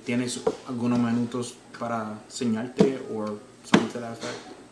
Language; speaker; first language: Spanish; non-native, learner; English